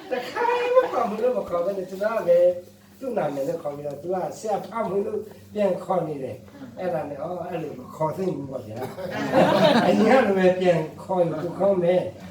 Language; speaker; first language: Burmese; non-native, local second language; Hakha Chin